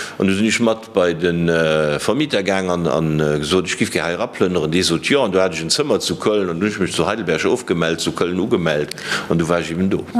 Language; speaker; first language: Luxembourgish; native; Luxembourgish